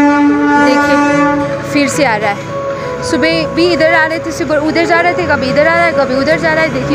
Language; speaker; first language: Hindi; non-native, local second language; Nepali